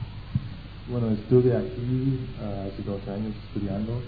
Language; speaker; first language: Spanish; non-native, fluent; English